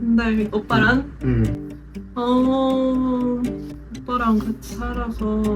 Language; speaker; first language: Korean; non-native, fluent; Japanese